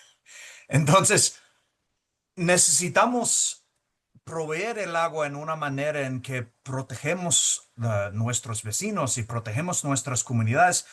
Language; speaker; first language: Spanish; early bilingual, heritage; Spanish